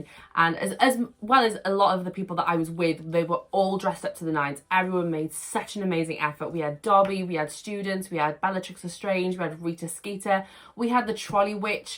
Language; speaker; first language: English; native; English